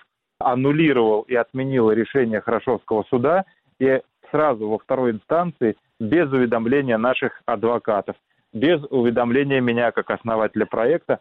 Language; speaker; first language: Russian; native; Russian